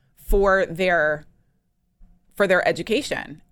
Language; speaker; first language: English; native; English